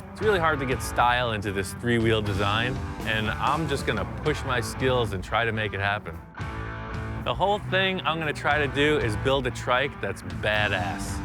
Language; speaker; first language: English; native; English